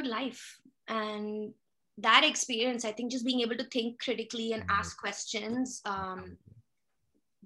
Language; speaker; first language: English; non-native, local second language; Hindi